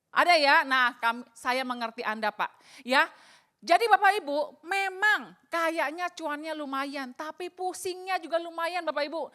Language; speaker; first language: Indonesian; native; Indonesian